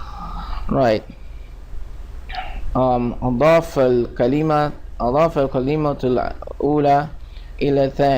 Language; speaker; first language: Arabic; non-native, fluent; English